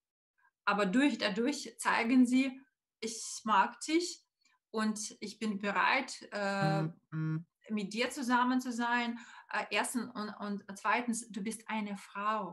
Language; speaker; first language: German; non-native, fluent; Russian